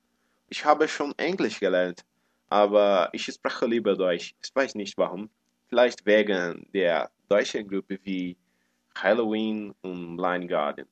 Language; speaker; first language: German; non-native, learner; Portuguese